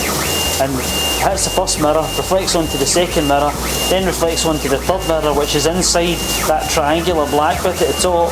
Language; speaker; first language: English; native; English